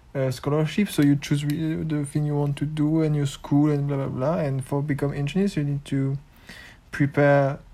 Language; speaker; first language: English; non-native, learner; French